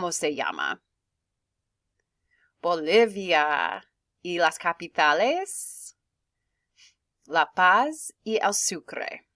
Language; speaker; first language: Spanish; non-native, fluent; English